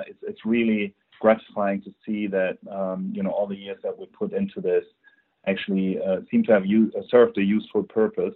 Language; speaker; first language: English; non-native, fluent; German